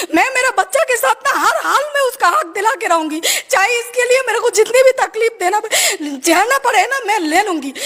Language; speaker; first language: Hindi; non-native, fluent; Bangla